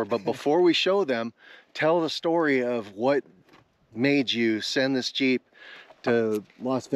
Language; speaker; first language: English; native; English